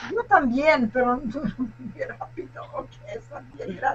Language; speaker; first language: Spanish; non-native, learner; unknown